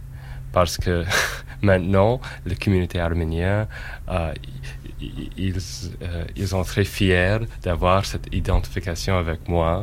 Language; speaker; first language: French; non-native, fluent; English